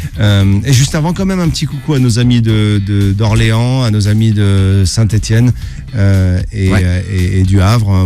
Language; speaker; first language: French; native; French